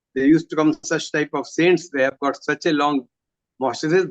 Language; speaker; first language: English; non-native, local second language; Hindi